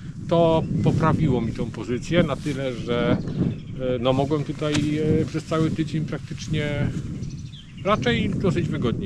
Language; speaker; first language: Polish; native; Polish